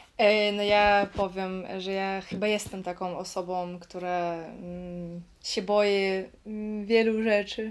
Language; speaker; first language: Polish; non-native, fluent; Russian